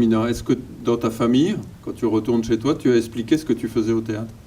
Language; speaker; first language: French; native; French